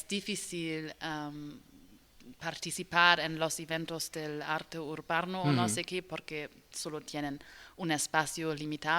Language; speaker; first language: Spanish; non-native, learner; German